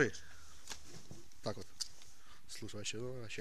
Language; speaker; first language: Russian; native; Russian